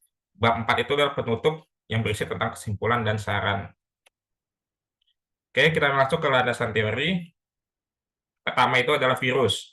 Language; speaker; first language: Indonesian; native; Indonesian